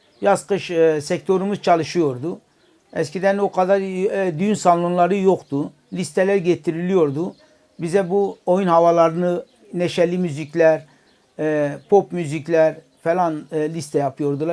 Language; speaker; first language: Turkish; non-native, local second language; Kurdish